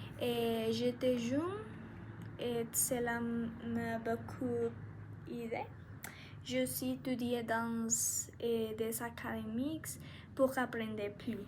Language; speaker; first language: French; non-native, learner; Spanish